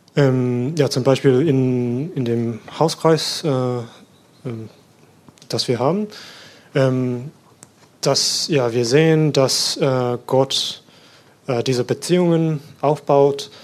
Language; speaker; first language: German; non-native, learner; English